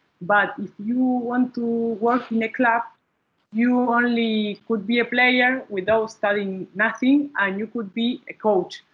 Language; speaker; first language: English; non-native, learner; Spanish